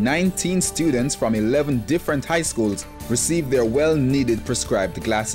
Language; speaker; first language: English; native; English